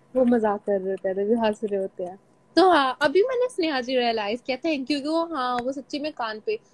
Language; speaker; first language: Hindi; native; Hindi